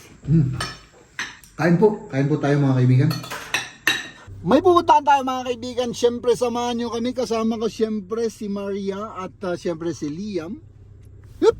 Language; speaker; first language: Filipino; native; Filipino